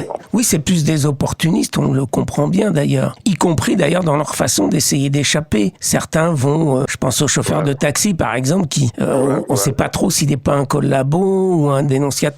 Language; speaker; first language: French; native; French